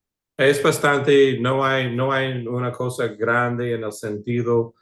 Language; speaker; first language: Spanish; non-native, fluent; English